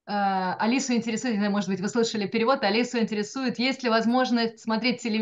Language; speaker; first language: Russian; native; Russian